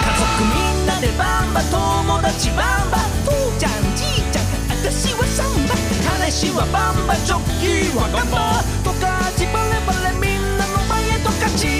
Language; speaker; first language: Japanese; native; Japanese